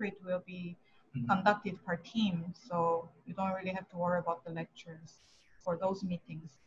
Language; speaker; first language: English; non-native, fluent; Korean